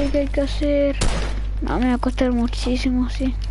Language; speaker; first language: Spanish; native; Spanish